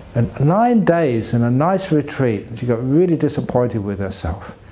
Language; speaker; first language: English; native; English